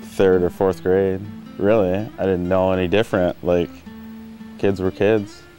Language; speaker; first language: English; native; English